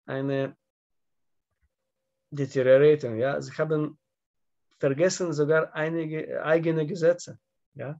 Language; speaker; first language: German; non-native, learner; Russian